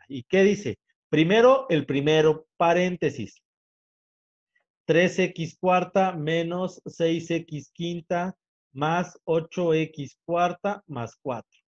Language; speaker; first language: Spanish; native; Spanish